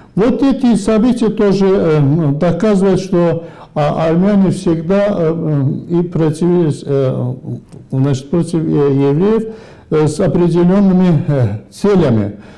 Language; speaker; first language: Russian; non-native, local second language; Azerbaijani